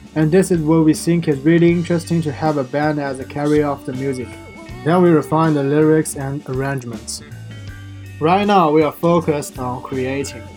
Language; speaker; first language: English; non-native, fluent; Chinese